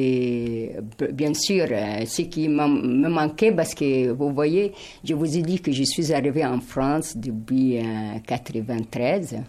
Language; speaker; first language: French; non-native, fluent; Arabic